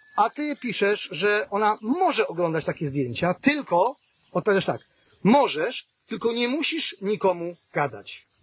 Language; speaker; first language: Polish; native; Polish